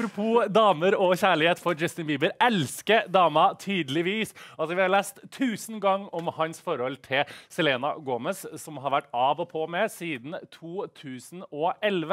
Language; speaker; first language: Norwegian; native; Norwegian